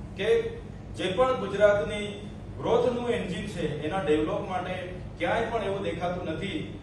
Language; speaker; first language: Gujarati; non-native, local second language; Vasavi